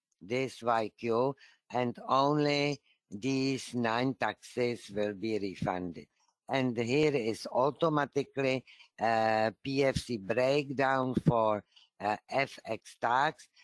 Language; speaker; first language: English; non-native, fluent; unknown